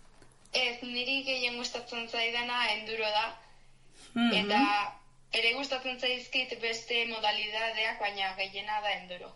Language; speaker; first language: Basque; non-native, local second language; Spanish